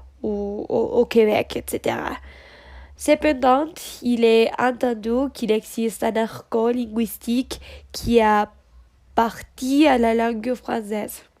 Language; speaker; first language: French; non-native, learner; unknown